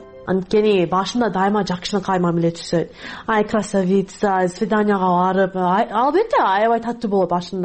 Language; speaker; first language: Kyrgyz; non-native, fluent; English